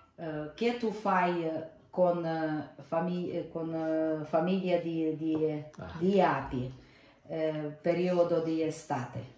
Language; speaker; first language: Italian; non-native, learner; Ukrainian